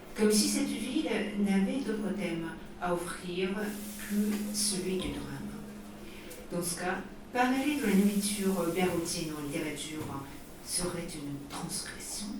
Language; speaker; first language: French; non-native, fluent; Japanese